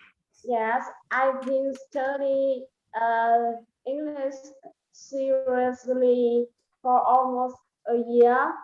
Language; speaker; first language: English; non-native, learner; Vietnamese